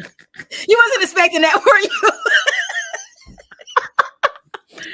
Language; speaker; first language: English; native; English